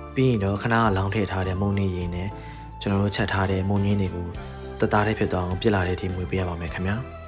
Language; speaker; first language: Burmese; non-native, local second language; Shan